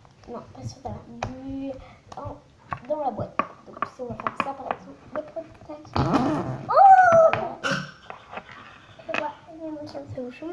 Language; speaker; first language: French; native; French